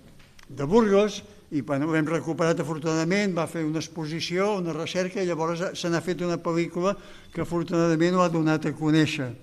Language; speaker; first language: Catalan; native; Catalan